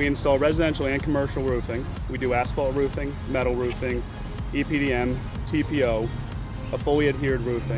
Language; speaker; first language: English; native; English